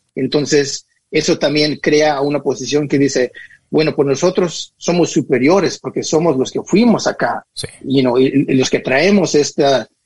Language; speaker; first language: Spanish; early bilingual, heritage; Spanish